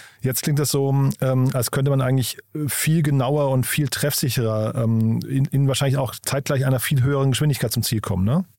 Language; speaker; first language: German; native; German